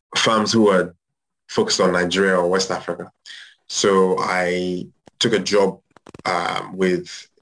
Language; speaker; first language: English; non-native, local second language; Yoruba